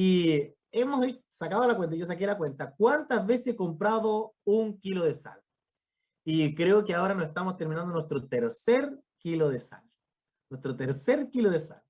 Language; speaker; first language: Spanish; native; Spanish